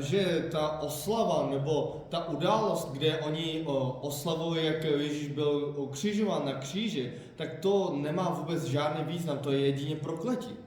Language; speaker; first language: Czech; non-native, fluent; Korean